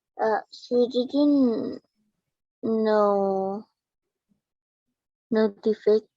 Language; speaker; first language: English; non-native, learner; Thai